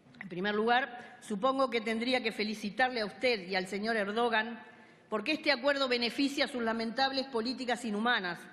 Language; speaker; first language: Spanish; native; Spanish